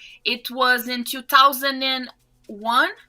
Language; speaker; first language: English; non-native, fluent; Portuguese